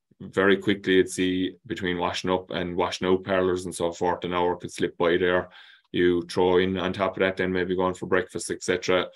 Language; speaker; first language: English; native; English